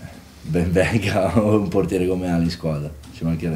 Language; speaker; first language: Italian; native; Italian